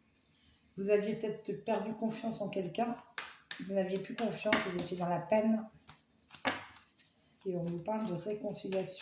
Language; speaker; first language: French; native; French